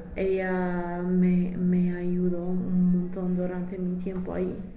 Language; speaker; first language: Spanish; non-native, fluent; English